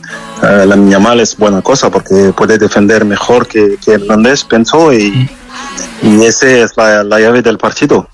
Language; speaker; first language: Spanish; non-native, fluent; French